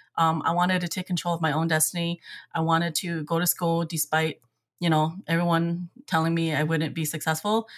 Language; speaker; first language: English; early bilingual, other home language; Hmong